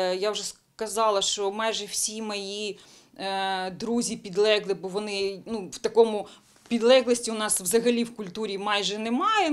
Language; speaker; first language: Ukrainian; non-native, local second language; Bulgarian